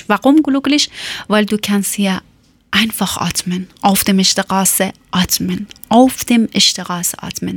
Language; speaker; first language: German; non-native, learner; Persian